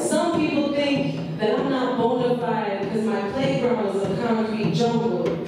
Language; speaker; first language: English; native; English